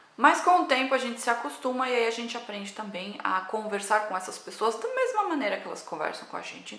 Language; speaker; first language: Portuguese; native; Portuguese